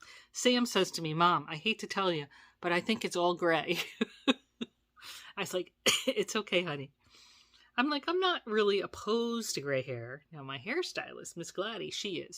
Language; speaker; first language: English; native; English